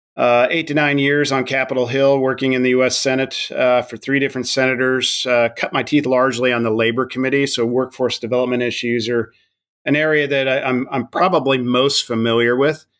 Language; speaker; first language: English; native; English